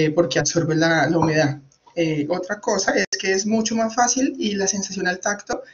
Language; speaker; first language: Spanish; native; Spanish